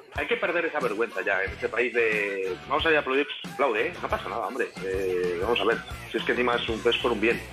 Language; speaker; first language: Spanish; native; Spanish